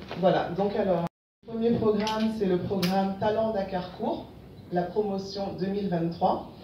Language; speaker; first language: French; non-native, local second language; Wolof